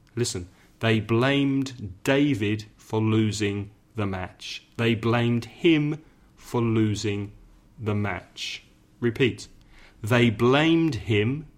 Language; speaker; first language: English; native; English